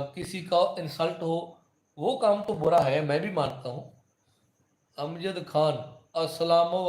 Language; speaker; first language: Hindi; native; Hindi